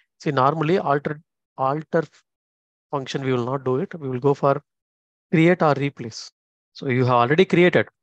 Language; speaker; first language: English; non-native, local second language; Tamil